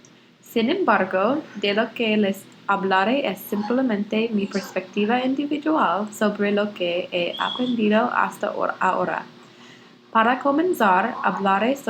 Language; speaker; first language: Spanish; non-native, learner; English